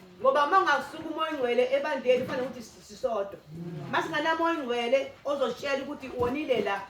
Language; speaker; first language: Zulu; native; Zulu